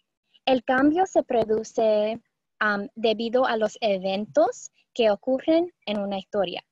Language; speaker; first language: Spanish; early bilingual, heritage; Spanish